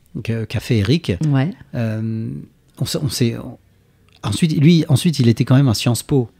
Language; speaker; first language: French; native; French